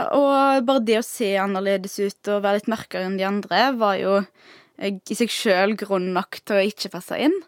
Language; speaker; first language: Norwegian; early bilingual, other home language; Arabic